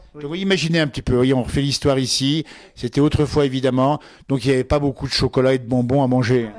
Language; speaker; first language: French; native; French